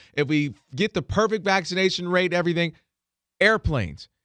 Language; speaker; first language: English; native; English